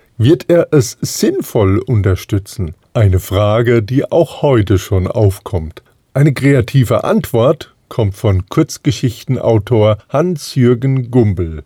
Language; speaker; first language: German; native; German